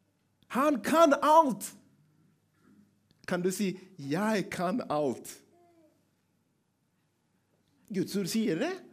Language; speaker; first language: Swedish; non-native, learner; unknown